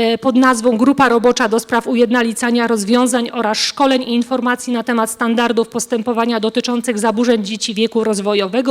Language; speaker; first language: Polish; native; Polish